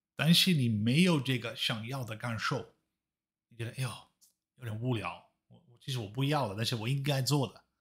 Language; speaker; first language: Chinese; non-native, fluent; Dutch